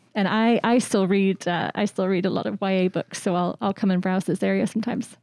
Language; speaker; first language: English; native; English